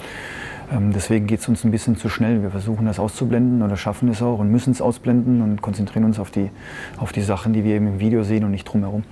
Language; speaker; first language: German; native; German